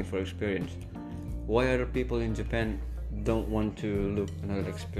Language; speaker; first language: English; non-native, fluent; Indonesian